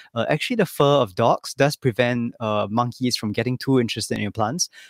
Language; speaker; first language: English; native; English